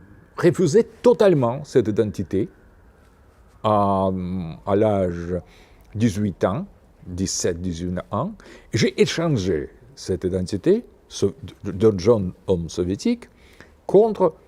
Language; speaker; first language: French; non-native, fluent; Russian